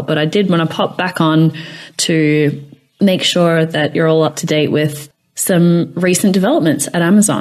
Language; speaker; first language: English; native; English